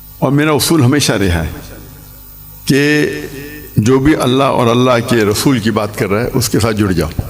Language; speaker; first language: Urdu; non-native, local second language; English